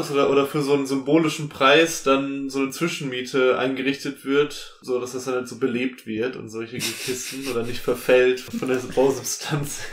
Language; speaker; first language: German; native; German